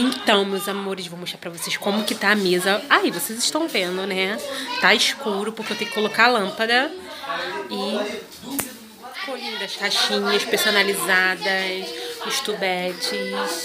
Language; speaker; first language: Portuguese; native; Portuguese